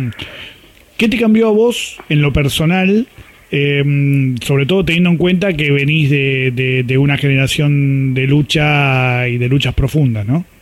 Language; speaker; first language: Spanish; native; Spanish